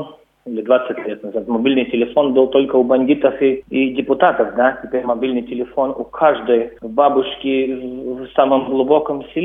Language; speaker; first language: Russian; non-native, local second language; Latvian